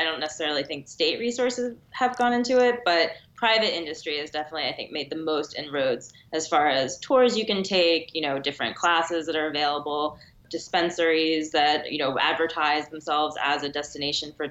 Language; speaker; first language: English; native; English